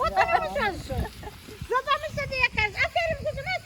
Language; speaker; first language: Turkish; native; Turkish